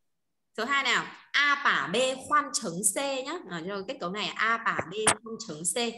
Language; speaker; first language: Vietnamese; native; Vietnamese